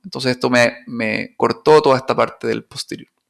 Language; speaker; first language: Spanish; native; Spanish